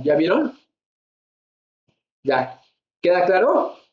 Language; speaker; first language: Spanish; native; Spanish